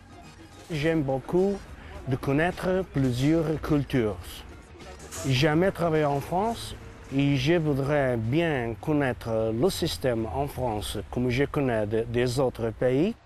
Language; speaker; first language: French; non-native, learner; Portuguese